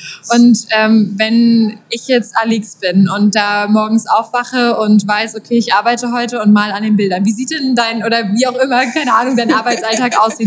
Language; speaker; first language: German; native; German